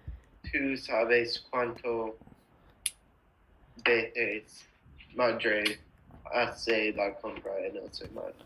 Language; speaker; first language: Spanish; non-native, learner; English